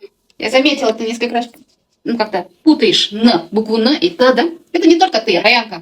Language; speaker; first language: Russian; non-native, local second language; Kazakh